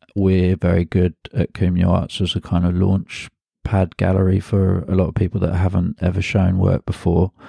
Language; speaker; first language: English; native; English